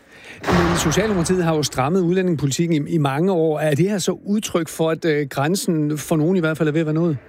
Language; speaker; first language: Danish; native; Danish